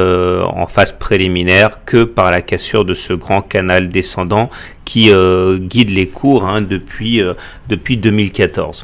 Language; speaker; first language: French; native; French